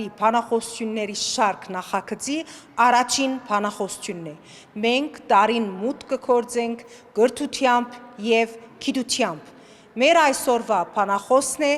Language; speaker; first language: Armenian; native; Armenian